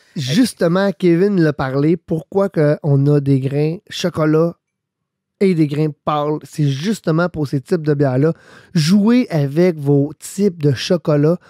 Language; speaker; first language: French; native; French